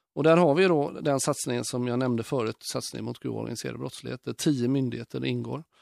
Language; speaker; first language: Swedish; native; Swedish